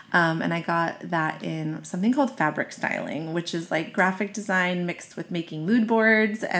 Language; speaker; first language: English; native; English